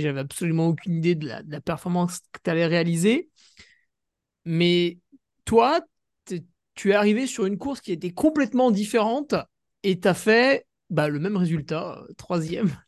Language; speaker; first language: French; native; French